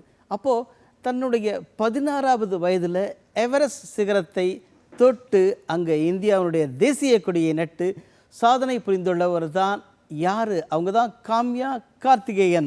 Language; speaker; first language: Tamil; native; Tamil